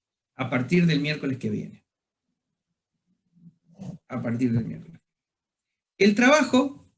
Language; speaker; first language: Spanish; native; Spanish